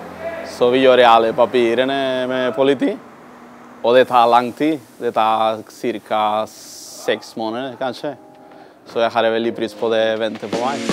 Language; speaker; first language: Norwegian; non-native, learner; Spanish